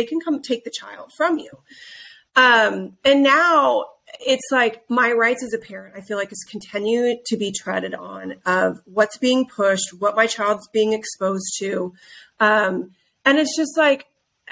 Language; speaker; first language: English; native; English